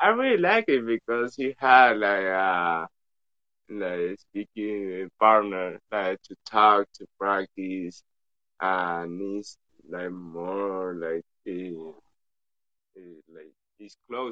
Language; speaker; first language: English; non-native, fluent; Spanish